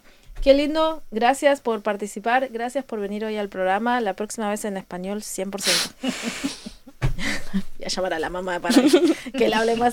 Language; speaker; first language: Spanish; native; Spanish